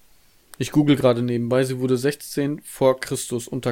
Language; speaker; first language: German; native; German